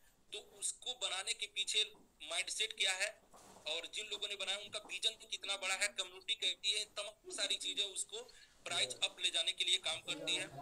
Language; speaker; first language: Hindi; native; Hindi